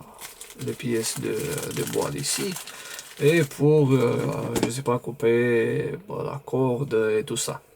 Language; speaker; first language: French; non-native, fluent; Romanian